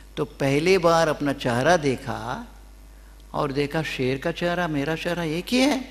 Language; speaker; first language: Hindi; non-native, local second language; Kannada